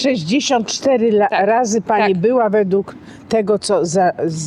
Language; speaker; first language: Polish; native; Polish